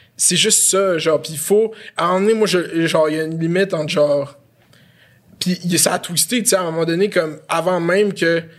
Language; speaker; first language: French; native; French